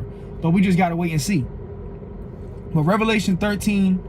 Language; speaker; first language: English; native; English